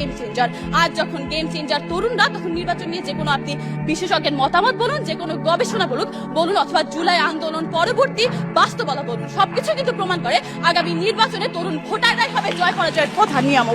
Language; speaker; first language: Bangla; native; Bangla